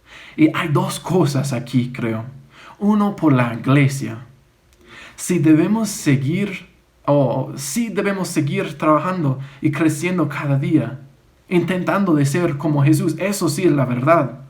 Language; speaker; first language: Spanish; non-native, fluent; English